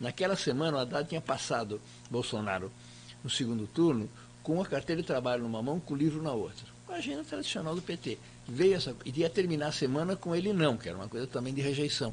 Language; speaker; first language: Portuguese; native; Portuguese